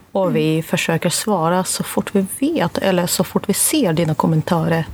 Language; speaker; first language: Swedish; non-native, fluent; Russian